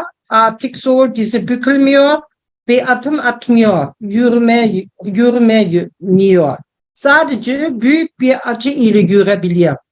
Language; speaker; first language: Turkish; non-native, learner; German